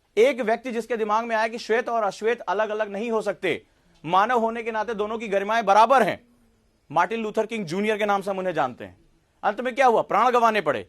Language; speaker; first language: Hindi; native; Hindi